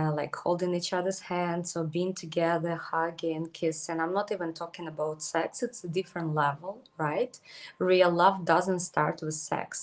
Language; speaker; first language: English; non-native, fluent; Ukrainian